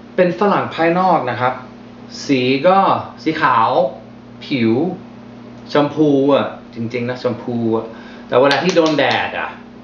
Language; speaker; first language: Thai; non-native, fluent; English